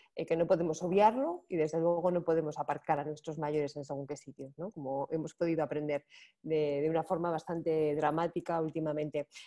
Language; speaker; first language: Spanish; native; Spanish